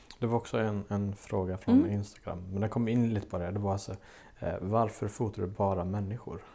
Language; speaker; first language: Swedish; native; Swedish